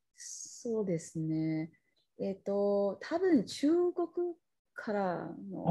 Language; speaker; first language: Japanese; non-native, learner; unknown